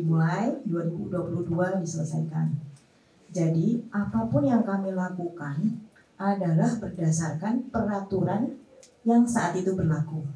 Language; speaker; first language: Indonesian; native; Indonesian